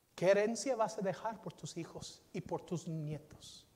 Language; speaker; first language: Spanish; non-native, fluent; English